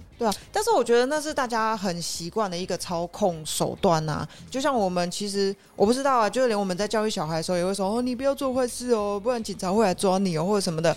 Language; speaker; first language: Chinese; native; Chinese